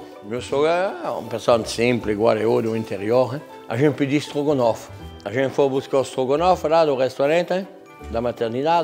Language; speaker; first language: Portuguese; non-native, fluent; French